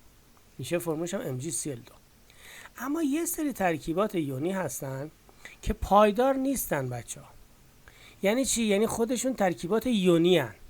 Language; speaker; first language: Persian; native; Persian